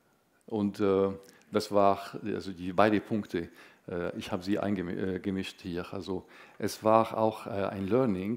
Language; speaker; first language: German; non-native, fluent; Arabic